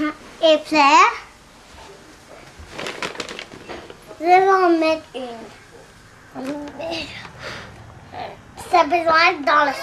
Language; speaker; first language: French; early bilingual, heritage; French